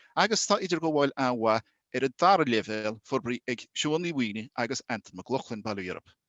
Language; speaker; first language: Irish; native; Irish